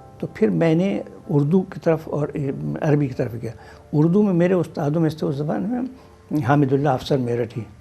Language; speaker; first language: Urdu; native; Urdu